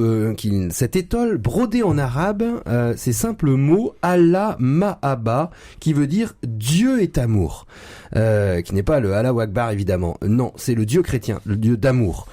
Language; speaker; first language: French; native; French